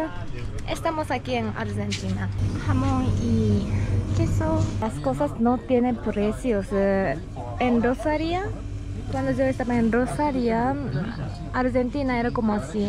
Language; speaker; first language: Spanish; non-native, fluent; Japanese